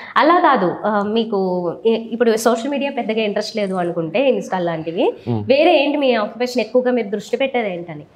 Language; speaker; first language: Telugu; native; Telugu